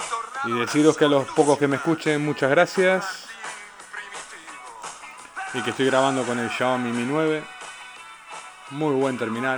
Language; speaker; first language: Spanish; native; Spanish